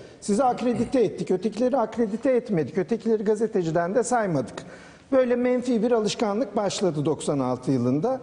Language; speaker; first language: Turkish; native; Turkish